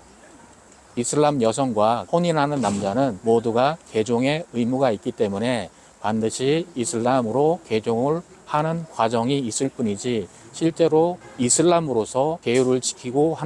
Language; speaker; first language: Korean; native; Korean